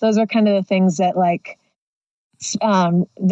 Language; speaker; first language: English; native; English